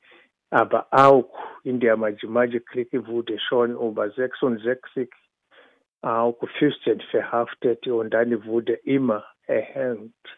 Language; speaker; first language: German; non-native, fluent; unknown